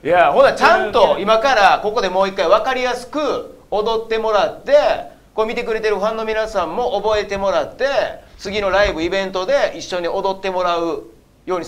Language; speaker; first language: Japanese; native; Japanese